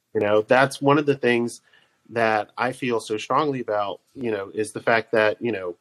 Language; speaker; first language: English; native; English